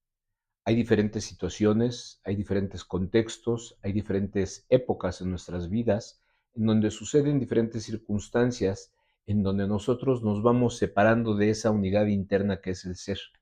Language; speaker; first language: Spanish; native; Spanish